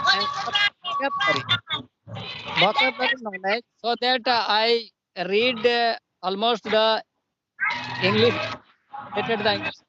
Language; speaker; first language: English; non-native, learner; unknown